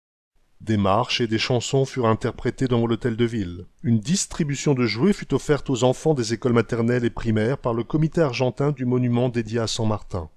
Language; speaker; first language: French; native; French